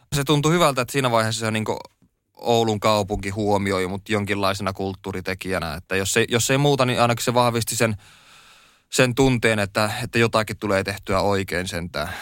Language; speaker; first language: Finnish; native; Finnish